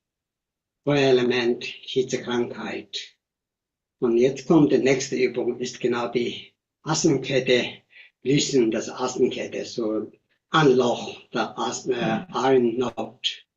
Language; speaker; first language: German; non-native, fluent; Tibetan